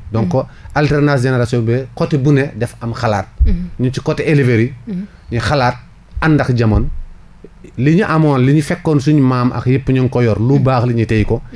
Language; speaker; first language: Wolof; non-native, local second language; Fula